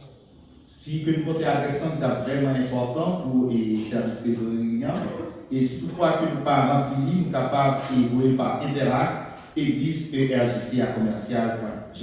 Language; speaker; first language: French; non-native, local second language; Haitian Creole